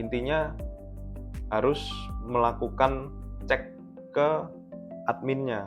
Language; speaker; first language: Indonesian; native; Indonesian